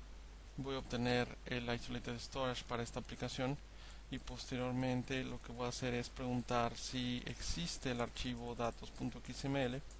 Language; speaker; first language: Spanish; native; Spanish